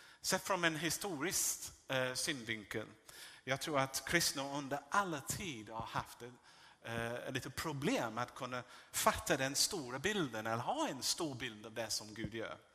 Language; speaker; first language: Swedish; non-native, fluent; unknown